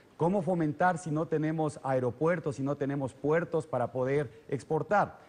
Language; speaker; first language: Spanish; native; Spanish